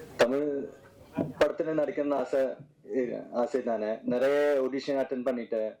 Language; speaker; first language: Tamil; non-native, learner; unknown